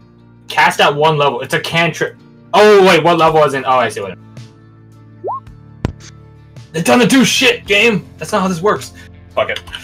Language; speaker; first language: English; native; English